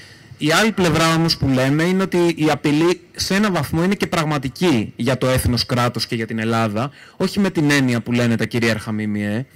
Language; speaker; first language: Greek; native; Greek